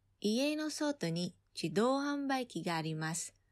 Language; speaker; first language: Japanese; non-native, fluent; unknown